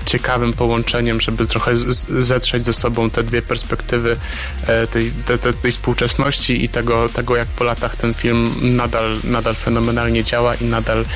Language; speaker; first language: Polish; native; Polish